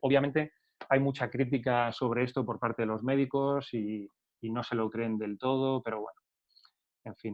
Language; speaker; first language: Spanish; native; Spanish